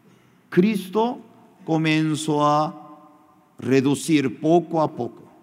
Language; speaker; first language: Spanish; non-native, fluent; Korean